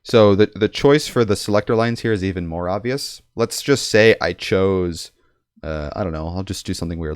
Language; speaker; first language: English; native; English